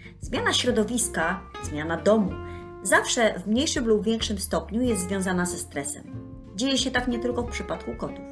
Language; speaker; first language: Polish; native; Polish